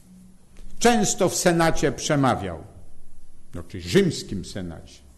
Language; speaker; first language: Polish; native; Polish